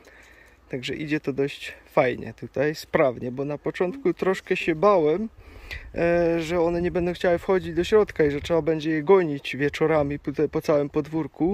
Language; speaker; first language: Polish; native; Polish